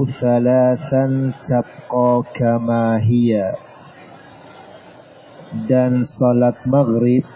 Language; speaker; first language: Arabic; non-native, fluent; Indonesian